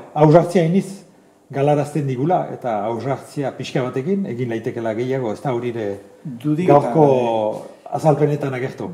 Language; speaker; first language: Basque; native; Basque